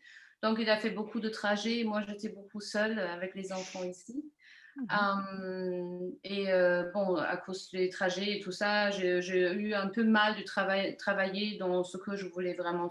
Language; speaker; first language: French; non-native, fluent; German